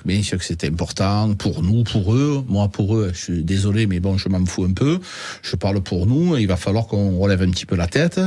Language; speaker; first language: French; native; French